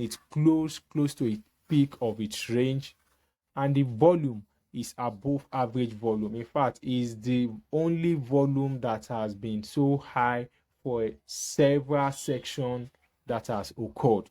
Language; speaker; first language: English; native; English